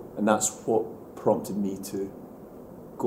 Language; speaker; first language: English; native; English